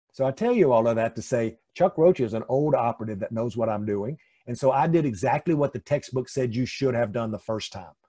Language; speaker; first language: English; native; English